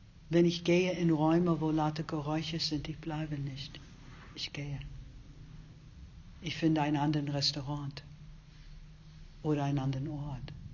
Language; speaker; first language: German; non-native, fluent; English